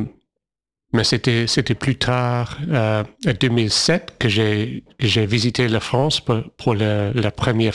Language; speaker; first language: French; non-native, fluent; English